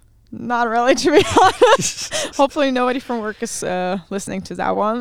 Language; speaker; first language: English; non-native, fluent; German